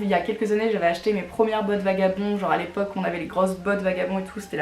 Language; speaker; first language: French; native; French